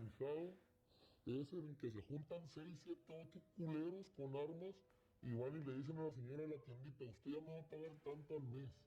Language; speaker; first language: Spanish; native; Spanish